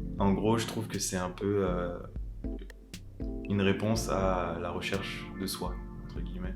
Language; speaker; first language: French; native; French